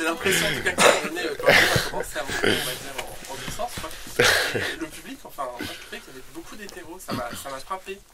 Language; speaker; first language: French; native; French